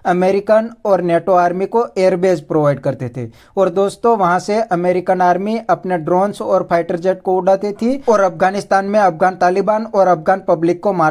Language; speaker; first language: Hindi; native; Hindi